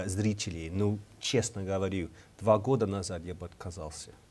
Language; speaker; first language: Russian; non-native, learner; English